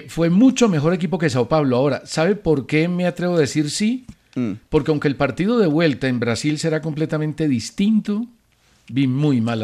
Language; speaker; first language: Spanish; native; Spanish